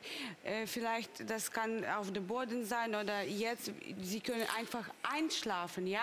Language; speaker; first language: German; non-native, learner; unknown